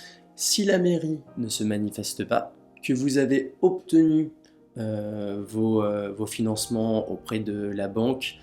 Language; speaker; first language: French; native; French